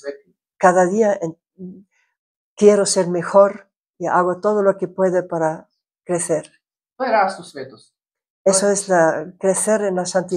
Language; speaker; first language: Spanish; non-native, fluent; Croatian